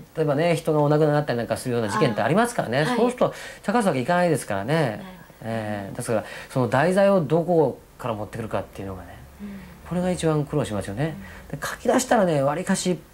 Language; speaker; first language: Japanese; native; Japanese